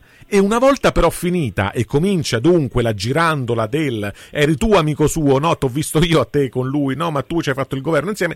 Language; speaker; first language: Italian; native; Italian